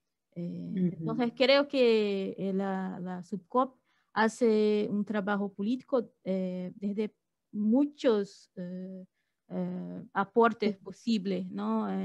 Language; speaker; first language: Spanish; non-native, fluent; Portuguese